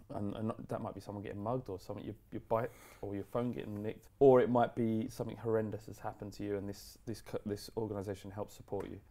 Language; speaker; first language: English; native; English